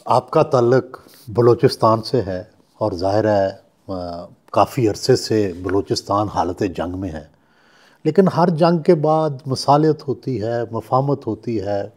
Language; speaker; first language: Urdu; non-native, local second language; Punjabi